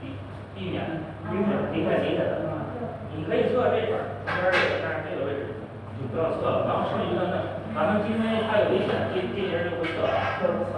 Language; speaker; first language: Chinese; native; Chinese